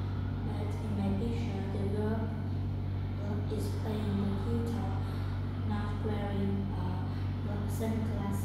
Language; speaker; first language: English; non-native, learner; Vietnamese